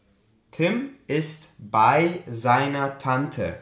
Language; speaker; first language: German; non-native, fluent; Albanian